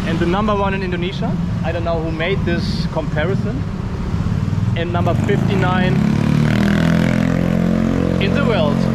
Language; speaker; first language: English; non-native, fluent; German